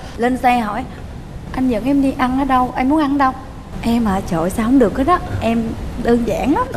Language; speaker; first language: Vietnamese; native; Vietnamese